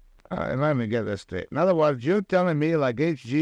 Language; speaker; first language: English; native; English